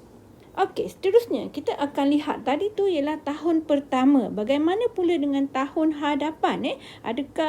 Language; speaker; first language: Malay; native; Malay